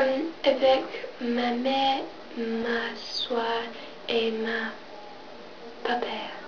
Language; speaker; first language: French; non-native, learner; English